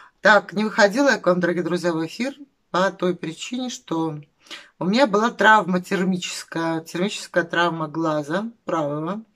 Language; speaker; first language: Russian; native; Russian